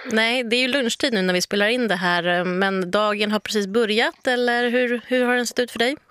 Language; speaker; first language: Swedish; native; Swedish